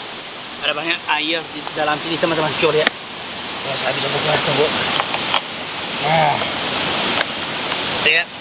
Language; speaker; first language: Indonesian; non-native, learner; English